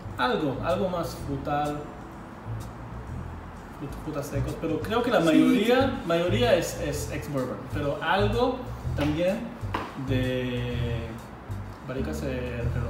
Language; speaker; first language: Spanish; non-native, fluent; Hebrew